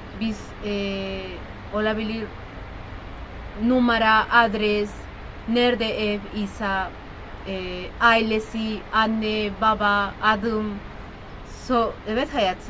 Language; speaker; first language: Turkish; non-native, learner; Spanish